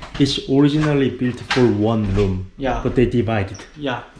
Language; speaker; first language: English; non-native, learner; Korean